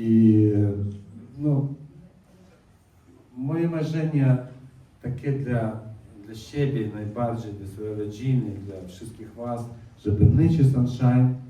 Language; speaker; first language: Polish; non-native, learner; Russian